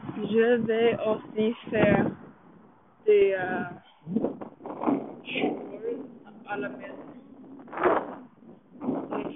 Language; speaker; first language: French; non-native, learner; English